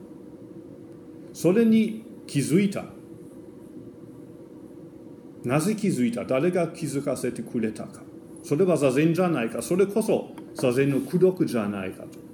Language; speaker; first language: Japanese; non-native, fluent; German